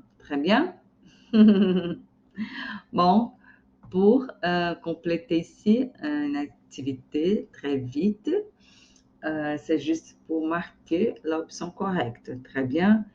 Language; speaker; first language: French; non-native, fluent; Portuguese